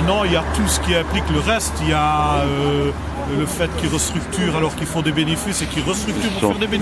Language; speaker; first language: French; native; French